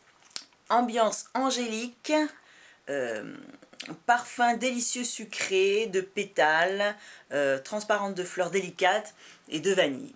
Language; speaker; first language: French; native; French